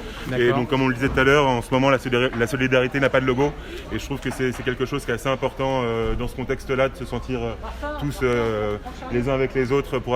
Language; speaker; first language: French; native; French